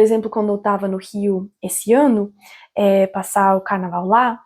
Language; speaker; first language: Portuguese; non-native, fluent; German